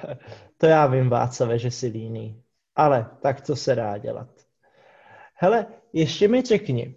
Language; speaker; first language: Czech; non-native, fluent; English